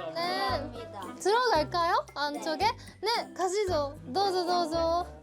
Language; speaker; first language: Korean; non-native, fluent; Japanese